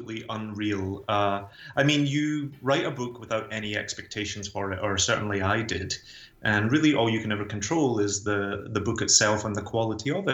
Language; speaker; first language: English; native; English